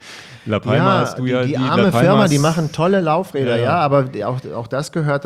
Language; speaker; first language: German; native; German